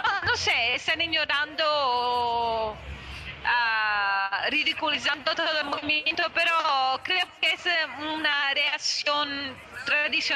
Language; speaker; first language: Spanish; non-native, fluent; Italian